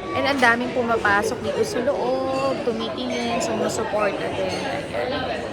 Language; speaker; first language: Filipino; native; Filipino